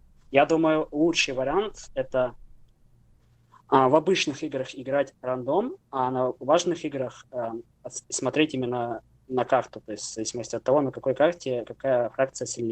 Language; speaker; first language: Russian; native; Russian